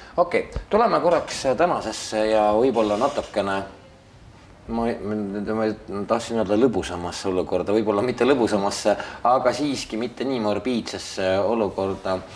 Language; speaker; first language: Estonian; native; Estonian